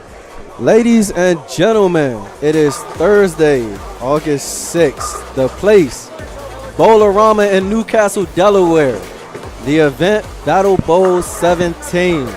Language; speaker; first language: English; native; English